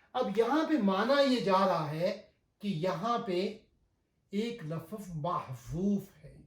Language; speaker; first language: Urdu; native; Urdu